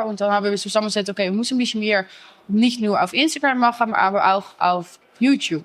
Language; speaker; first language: German; non-native, learner; Dutch